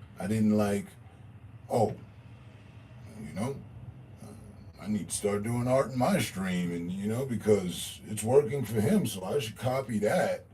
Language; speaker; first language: English; native; English